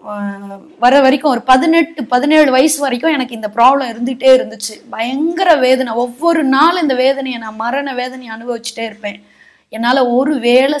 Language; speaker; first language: Tamil; native; Tamil